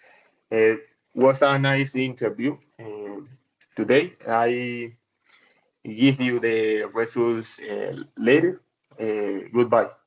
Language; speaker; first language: English; non-native, learner; Spanish